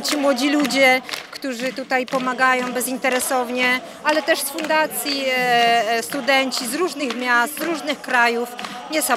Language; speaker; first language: Polish; native; Polish